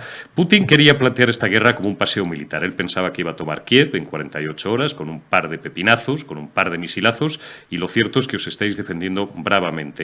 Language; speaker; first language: Spanish; native; Spanish